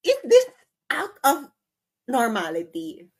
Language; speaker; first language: English; non-native, local second language; Filipino